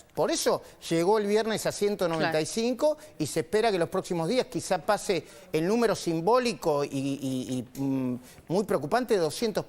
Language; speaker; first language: Spanish; native; Spanish